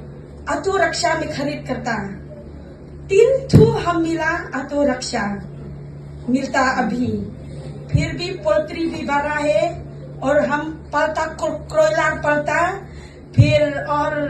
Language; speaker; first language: Hindi; non-native, local second language; Khasi